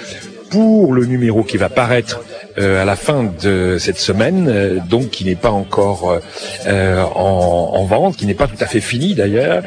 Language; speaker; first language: French; native; French